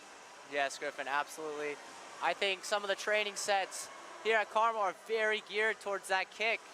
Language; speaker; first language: English; native; English